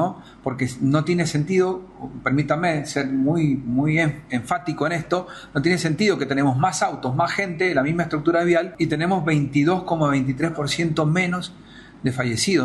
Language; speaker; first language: Spanish; native; Spanish